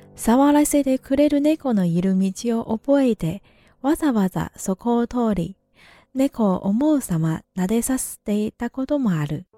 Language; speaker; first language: Japanese; non-native, learner; Chinese